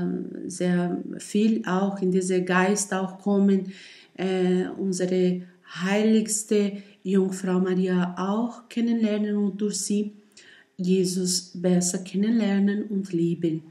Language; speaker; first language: German; non-native, learner; Portuguese